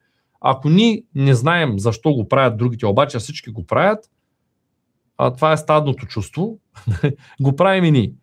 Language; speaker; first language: Bulgarian; native; Bulgarian